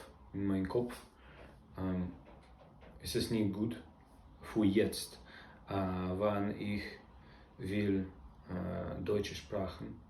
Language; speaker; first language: German; non-native, learner; Russian